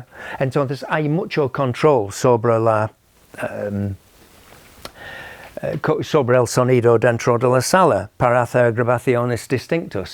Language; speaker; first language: Spanish; non-native, fluent; English